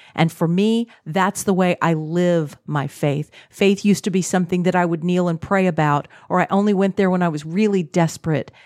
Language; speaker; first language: English; native; English